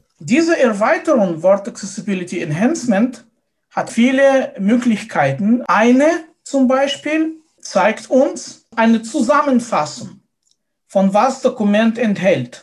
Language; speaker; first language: German; non-native, fluent; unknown